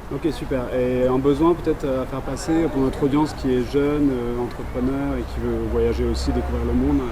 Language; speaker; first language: French; native; French